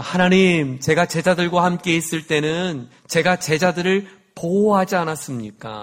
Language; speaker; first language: Korean; native; Korean